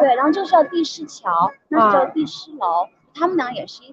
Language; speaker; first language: Chinese; native; Chinese